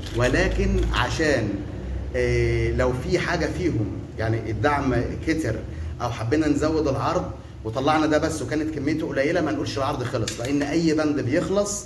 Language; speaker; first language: Arabic; native; Arabic